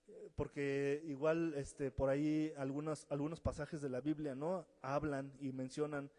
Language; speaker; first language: Spanish; native; Spanish